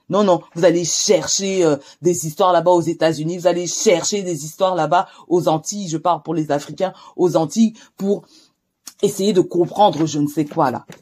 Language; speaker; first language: French; native; French